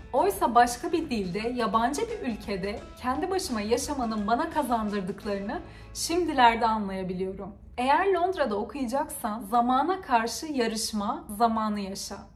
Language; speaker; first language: Turkish; native; Turkish